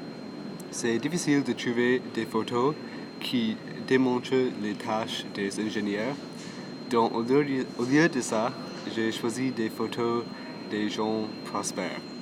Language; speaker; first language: French; non-native, local second language; English